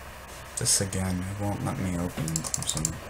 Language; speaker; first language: English; native; English